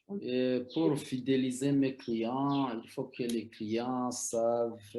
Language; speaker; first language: French; non-native, local second language; Rundi